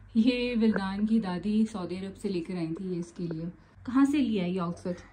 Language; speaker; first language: Urdu; native; Urdu